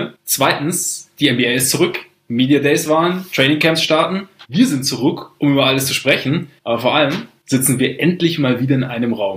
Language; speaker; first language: German; native; German